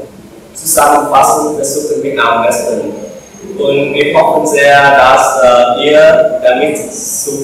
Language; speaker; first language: German; non-native, learner; Vietnamese